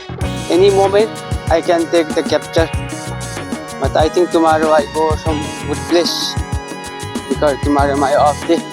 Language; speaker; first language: English; non-native, learner; Nepali